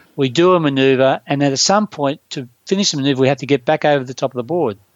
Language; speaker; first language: English; native; English